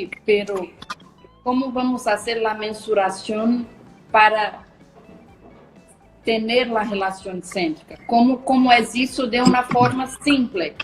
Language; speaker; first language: Spanish; non-native, learner; Portuguese